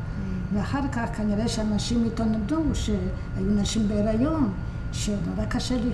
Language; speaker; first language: Hebrew; early bilingual, other home language; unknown